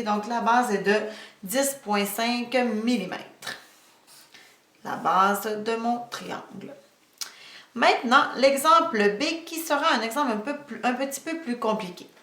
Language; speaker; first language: French; native; French